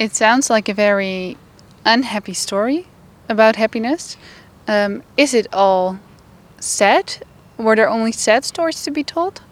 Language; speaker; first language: English; non-native, fluent; Dutch